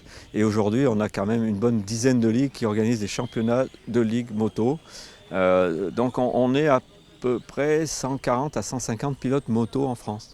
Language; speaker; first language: French; native; French